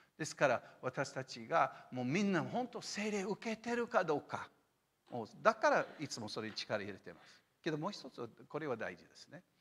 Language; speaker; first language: Japanese; non-native, fluent; English